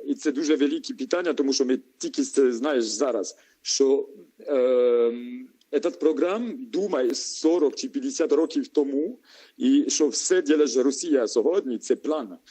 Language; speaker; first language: Ukrainian; non-native, learner; French